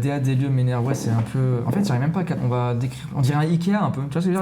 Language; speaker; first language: French; native; French